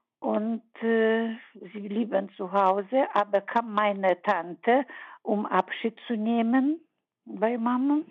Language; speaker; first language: German; early bilingual, heritage; German